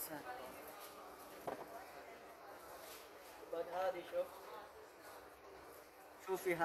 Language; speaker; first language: Arabic; non-native, learner; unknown